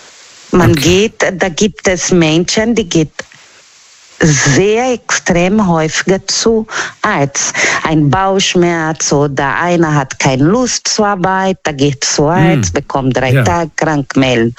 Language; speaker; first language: German; non-native, learner; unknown